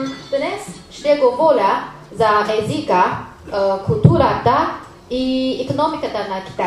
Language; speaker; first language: Bulgarian; non-native, learner; Chinese